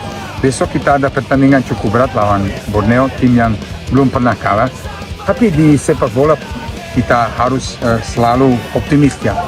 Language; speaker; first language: Indonesian; non-native, learner; Serbian